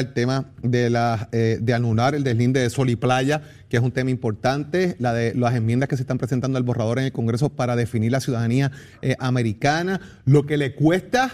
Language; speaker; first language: Spanish; native; Spanish